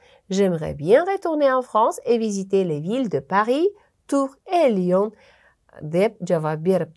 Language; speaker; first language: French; non-native, fluent; Uzbek